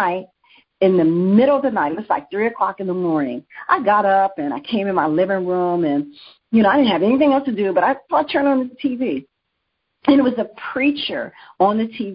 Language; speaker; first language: English; native; English